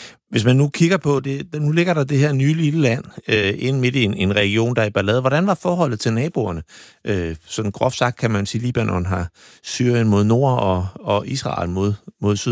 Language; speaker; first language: Danish; native; Danish